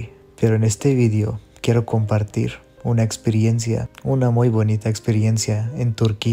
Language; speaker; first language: Spanish; non-native, fluent; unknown